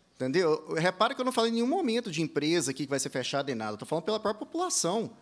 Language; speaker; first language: Portuguese; early bilingual, heritage; English